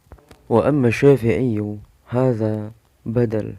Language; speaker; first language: Arabic; non-native, learner; Indonesian